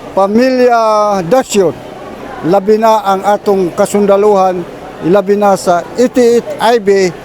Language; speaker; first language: Cebuano; non-native, local second language; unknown